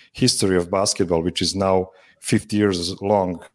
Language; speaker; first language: English; non-native, fluent; Serbian